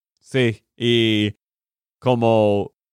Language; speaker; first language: Spanish; non-native, learner; English